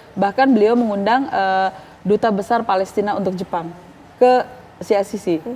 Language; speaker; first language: Indonesian; native; Indonesian